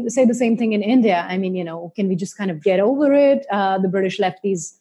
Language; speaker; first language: English; non-native, local second language; Hindi